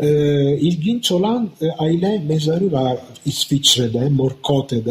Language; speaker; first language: Turkish; non-native, fluent; Italian